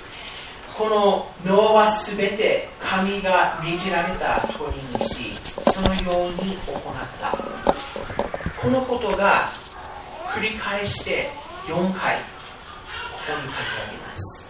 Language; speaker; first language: Japanese; non-native, fluent; English